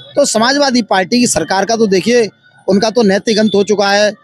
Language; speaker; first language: Hindi; native; Hindi